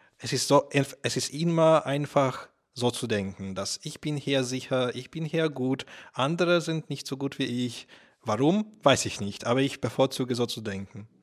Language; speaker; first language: German; non-native, fluent; Russian